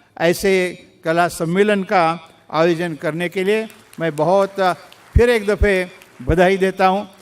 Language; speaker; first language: Hindi; non-native, local second language; Marathi